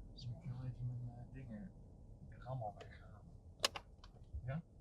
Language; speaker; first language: Dutch; non-native, learner; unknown